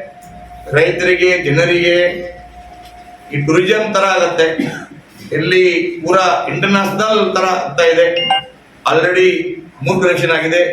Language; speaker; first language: Kannada; non-native, local second language; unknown